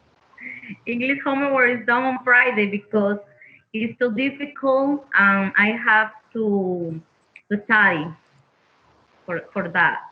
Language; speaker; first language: English; non-native, learner; Spanish